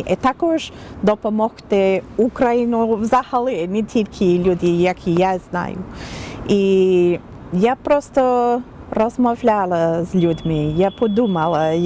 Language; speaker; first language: Ukrainian; non-native, learner; English